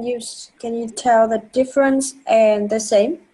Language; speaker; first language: English; non-native, fluent; Vietnamese